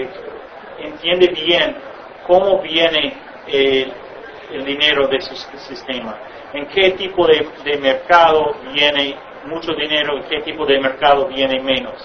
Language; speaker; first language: Spanish; non-native, fluent; English